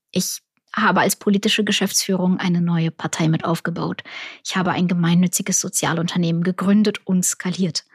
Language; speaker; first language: German; early bilingual, other home language; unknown